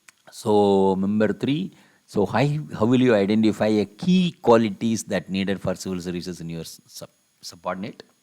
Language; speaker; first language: English; non-native, local second language; Tamil